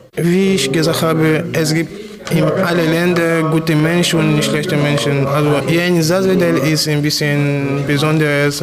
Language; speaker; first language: German; non-native, fluent; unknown